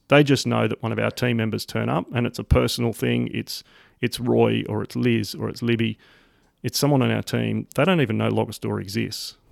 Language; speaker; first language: English; native; English